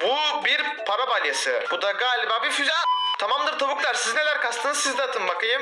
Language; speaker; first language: Turkish; native; Turkish